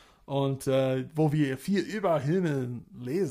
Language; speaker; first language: German; non-native, fluent; English